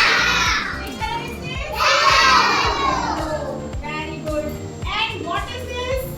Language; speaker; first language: English; non-native, local second language; Hindi